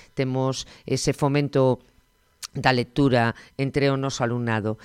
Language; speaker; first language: Galician; native; Galician